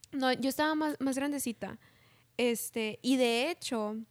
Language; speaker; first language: Spanish; early bilingual, heritage; Spanish